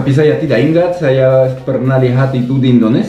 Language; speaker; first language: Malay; non-native, learner; Swiss German